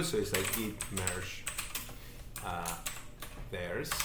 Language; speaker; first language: English; non-native, fluent; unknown